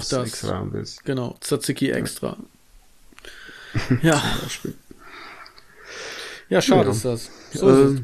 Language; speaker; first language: German; native; German